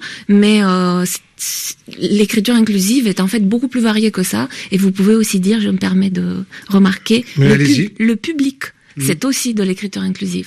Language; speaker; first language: French; native; French